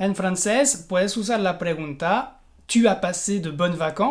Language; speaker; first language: Spanish; non-native, fluent; French